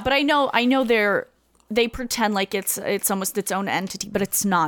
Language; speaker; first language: English; early bilingual, other home language; Russian